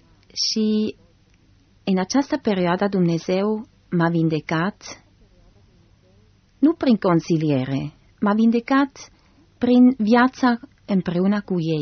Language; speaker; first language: Romanian; non-native, fluent; German